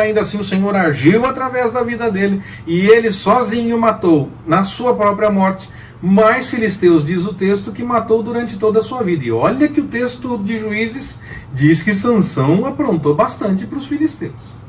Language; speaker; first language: Portuguese; native; Portuguese